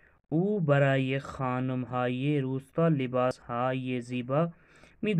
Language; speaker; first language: Persian; non-native, fluent; Urdu